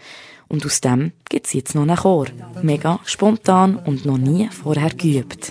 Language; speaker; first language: German; native; German